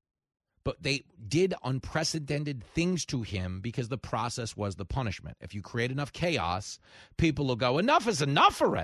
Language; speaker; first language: English; native; English